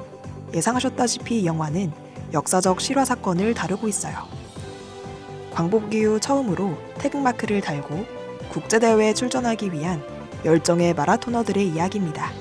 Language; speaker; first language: Korean; native; Korean